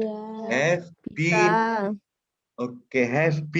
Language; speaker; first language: English; non-native, fluent; Indonesian